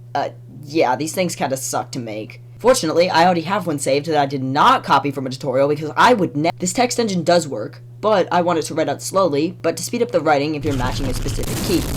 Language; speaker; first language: English; native; English